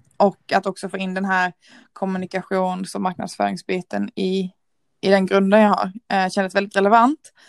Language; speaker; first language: Swedish; native; Swedish